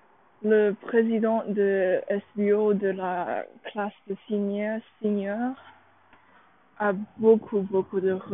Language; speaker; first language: French; non-native, learner; English